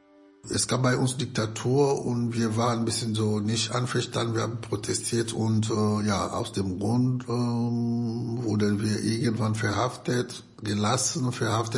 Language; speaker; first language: German; non-native, fluent; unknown